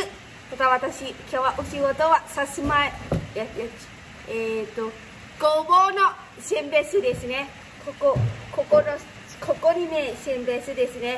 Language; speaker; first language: Japanese; non-native, learner; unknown